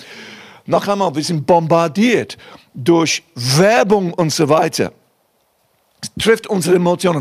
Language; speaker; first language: German; non-native, fluent; English